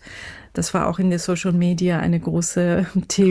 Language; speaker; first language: German; non-native, fluent; Persian